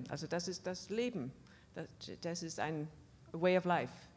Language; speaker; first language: German; non-native, fluent; Danish